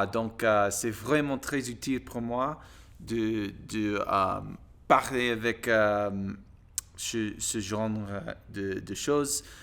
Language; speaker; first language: French; non-native, learner; English